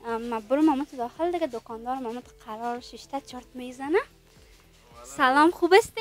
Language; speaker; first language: Persian; native; Persian